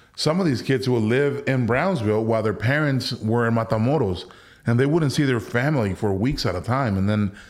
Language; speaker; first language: English; early bilingual, other home language; Spanish